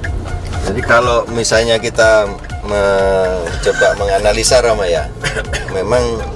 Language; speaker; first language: Indonesian; native; Indonesian